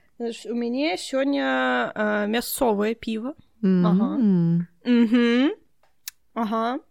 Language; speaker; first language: Belarusian; non-native, local second language; Russian